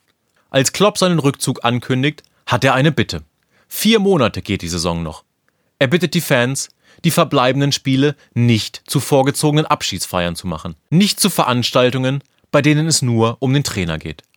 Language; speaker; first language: German; native; German